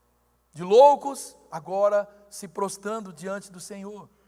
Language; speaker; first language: Portuguese; native; Portuguese